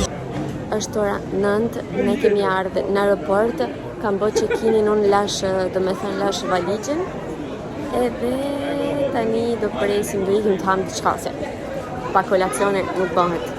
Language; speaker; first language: Albanian; early bilingual, heritage; Albanian